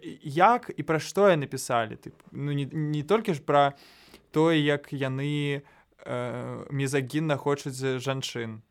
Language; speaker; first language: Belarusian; non-native, local second language; Russian